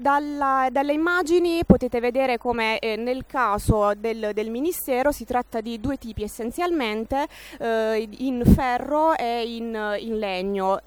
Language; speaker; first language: Italian; native; Italian